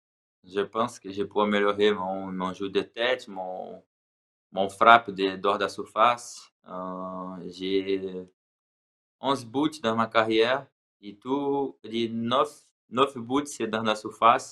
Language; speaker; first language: French; non-native, learner; Portuguese